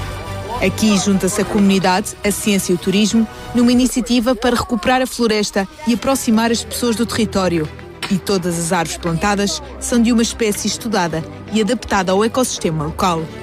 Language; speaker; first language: Portuguese; native; Portuguese